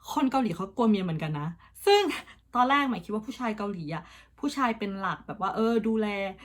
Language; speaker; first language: Thai; early bilingual, heritage; Thai